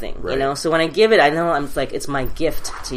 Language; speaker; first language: English; early bilingual, other home language; Cantonese